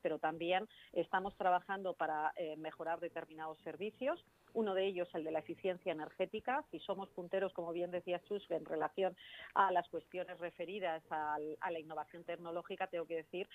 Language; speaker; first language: Spanish; native; Spanish